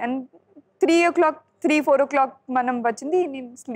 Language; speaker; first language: Telugu; non-native, learner; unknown